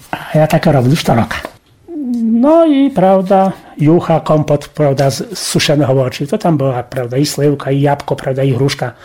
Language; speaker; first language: Polish; non-native, local second language; Rusyn